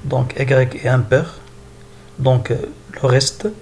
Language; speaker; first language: French; non-native, local second language; Arabic